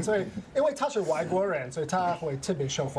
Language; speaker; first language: Chinese; non-native, fluent; English